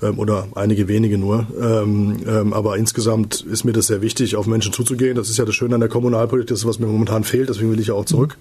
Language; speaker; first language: German; native; German